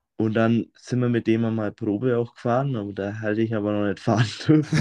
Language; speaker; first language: German; native; German